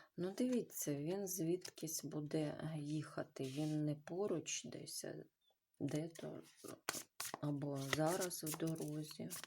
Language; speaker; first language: Ukrainian; non-native, local second language; Russian